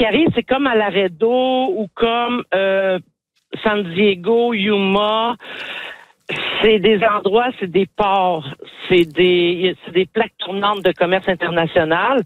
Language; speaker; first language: French; native; French